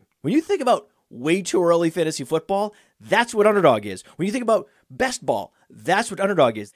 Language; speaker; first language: English; native; English